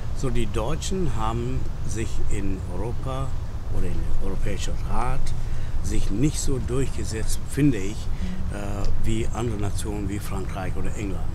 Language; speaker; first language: German; non-native, fluent; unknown